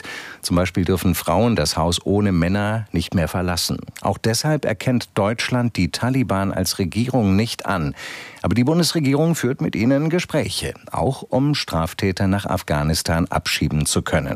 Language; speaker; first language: German; native; German